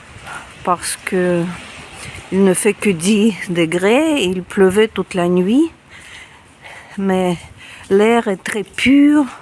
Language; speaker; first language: French; non-native, fluent; Russian